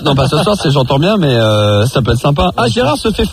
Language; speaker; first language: French; native; French